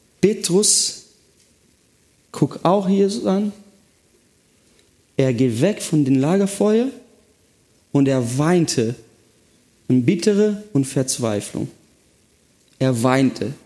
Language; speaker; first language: German; non-native, fluent; Portuguese